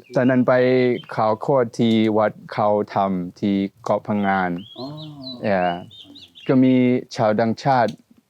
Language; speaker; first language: Thai; non-native, fluent; Swedish